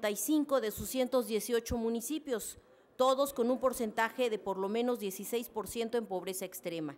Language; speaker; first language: Spanish; native; Spanish